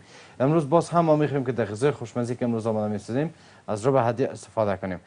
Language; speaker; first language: Persian; native; Persian